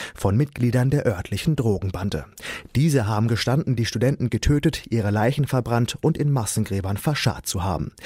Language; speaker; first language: German; native; German